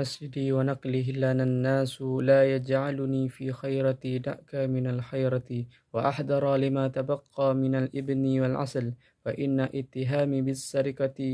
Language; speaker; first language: Arabic; non-native, learner; Indonesian